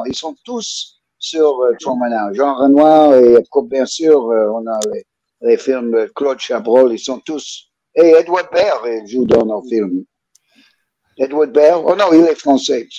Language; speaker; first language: French; non-native, learner; English